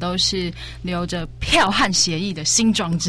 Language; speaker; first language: Chinese; native; Chinese